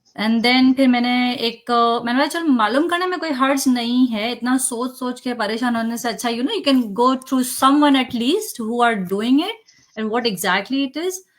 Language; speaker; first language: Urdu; native; Urdu